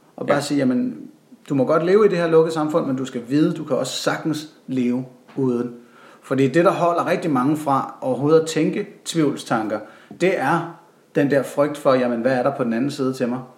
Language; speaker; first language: Danish; native; Danish